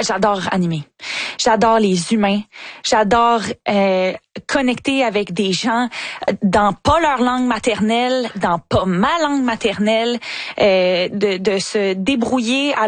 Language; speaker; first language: French; native; French